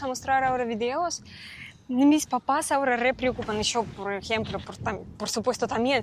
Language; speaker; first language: Spanish; non-native, fluent; Russian